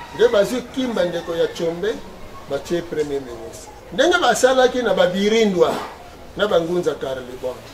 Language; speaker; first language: Lingala; native; Lingala